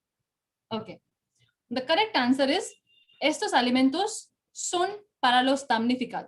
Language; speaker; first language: Spanish; non-native, fluent; Bangla